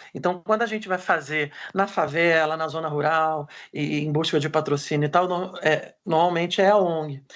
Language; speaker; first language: Portuguese; native; Portuguese